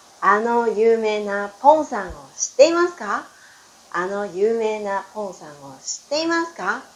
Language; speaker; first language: Japanese; non-native, fluent; Chinese